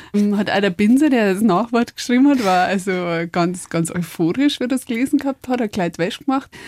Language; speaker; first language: German; native; German